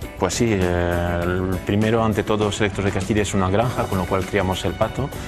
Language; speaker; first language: Spanish; early bilingual, heritage; Spanish